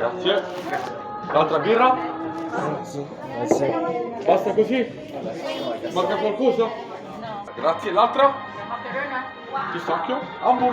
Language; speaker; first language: Italian; non-native, fluent; Filipino